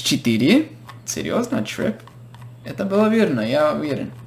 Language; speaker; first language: Russian; non-native, fluent; English